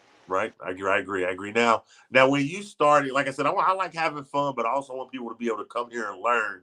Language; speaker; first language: English; native; English